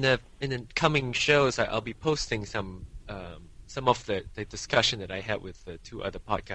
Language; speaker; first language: English; non-native, local second language; Min Nan Chinese